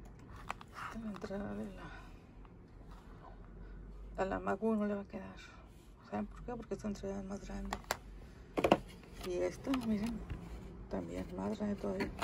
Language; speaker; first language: Spanish; native; Spanish